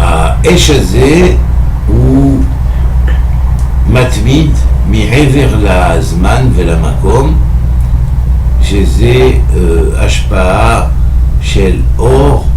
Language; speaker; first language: Hebrew; non-native, fluent; French